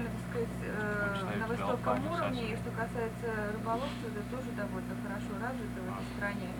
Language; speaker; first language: Russian; native; Russian